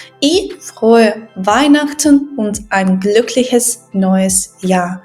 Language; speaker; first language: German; non-native, fluent; Ukrainian